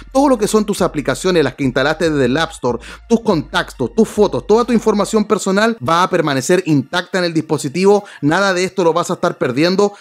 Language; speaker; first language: Spanish; native; Spanish